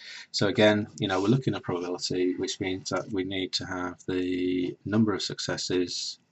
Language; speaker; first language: English; native; English